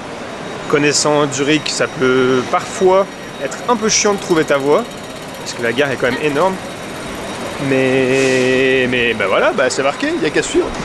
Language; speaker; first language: French; native; French